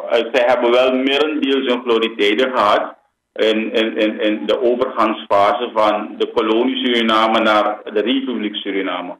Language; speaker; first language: Dutch; native; Dutch